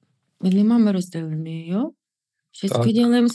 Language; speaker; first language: Czech; non-native, fluent; Russian